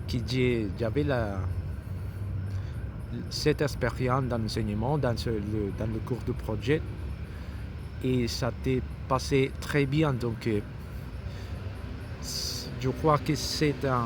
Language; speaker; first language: French; non-native, learner; Spanish